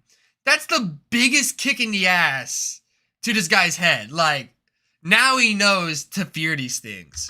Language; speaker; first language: English; native; English